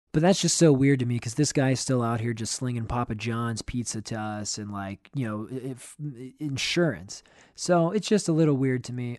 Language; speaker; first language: English; native; English